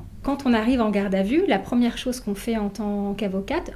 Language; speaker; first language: French; native; French